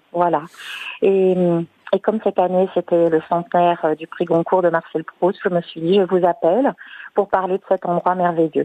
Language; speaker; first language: French; native; French